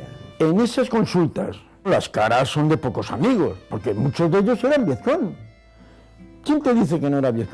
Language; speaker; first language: Spanish; native; Spanish